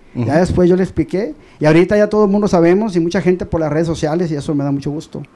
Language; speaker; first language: Spanish; native; Spanish